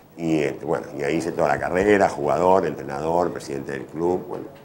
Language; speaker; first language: Spanish; native; Spanish